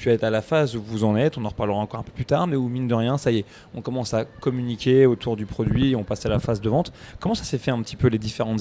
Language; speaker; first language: French; native; French